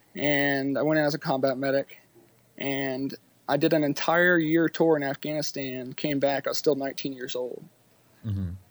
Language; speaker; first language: English; native; English